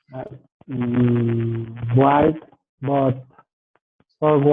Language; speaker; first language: English; non-native, learner; Spanish